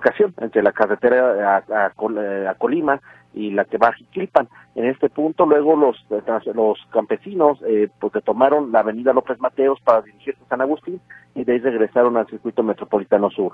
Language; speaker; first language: Spanish; native; Spanish